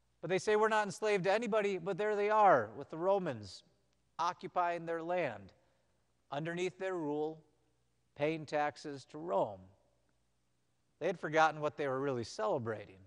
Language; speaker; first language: English; native; English